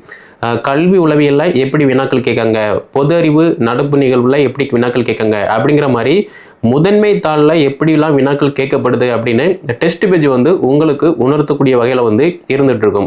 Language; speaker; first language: Tamil; native; Tamil